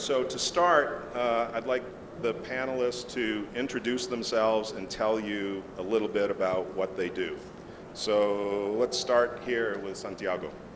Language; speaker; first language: English; native; English